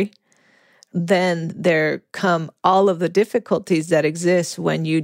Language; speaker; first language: English; native; English